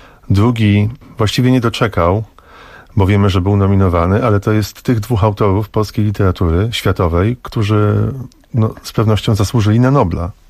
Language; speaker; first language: Polish; native; Polish